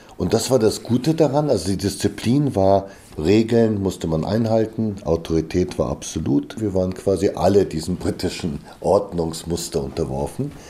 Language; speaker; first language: German; early bilingual, other home language; Bulgarian